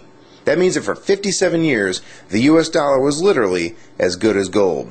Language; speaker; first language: English; native; English